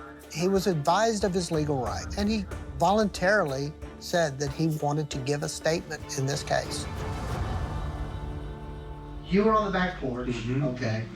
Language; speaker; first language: English; native; English